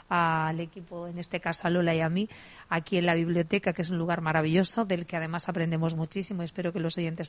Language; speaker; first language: Spanish; native; Spanish